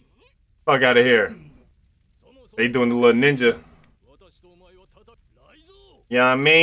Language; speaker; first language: English; native; English